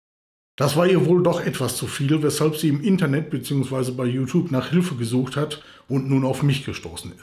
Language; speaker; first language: German; native; German